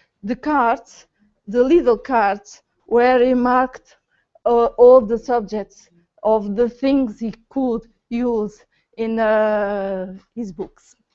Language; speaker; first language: English; non-native, learner; Portuguese